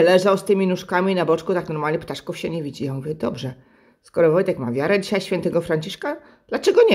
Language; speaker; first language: Polish; native; Polish